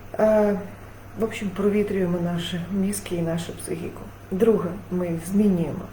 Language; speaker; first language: Ukrainian; non-native, local second language; Russian